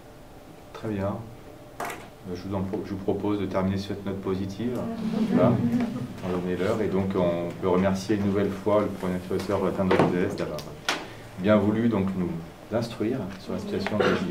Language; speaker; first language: French; native; French